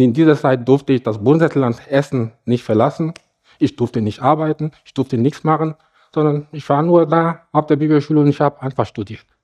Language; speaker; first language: German; non-native, fluent; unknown